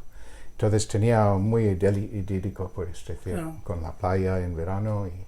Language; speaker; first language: Spanish; non-native, fluent; English